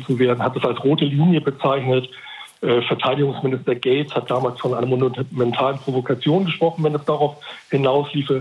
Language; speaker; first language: German; native; German